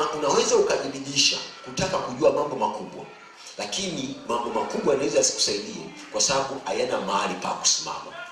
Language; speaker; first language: Swahili; native; Swahili